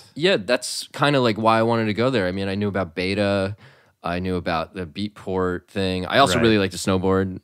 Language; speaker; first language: English; native; English